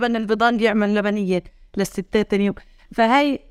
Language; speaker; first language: Arabic; native; Arabic